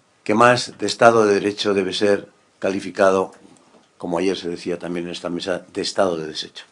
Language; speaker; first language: Spanish; native; Spanish